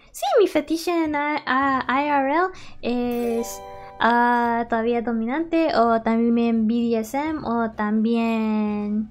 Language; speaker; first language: Spanish; early bilingual, heritage; English